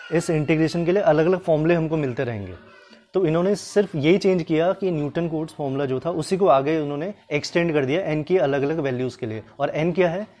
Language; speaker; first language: Hindi; native; Hindi